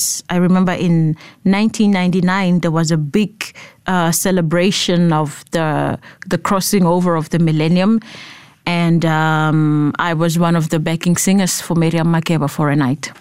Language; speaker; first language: English; non-native, local second language; Southern Sotho